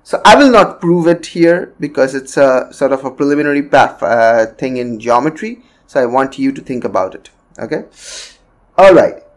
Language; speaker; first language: English; non-native, local second language; Bangla